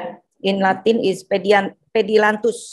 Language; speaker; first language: English; non-native, learner; Indonesian